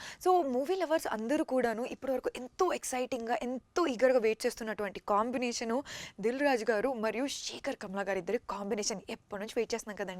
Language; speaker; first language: Telugu; native; Telugu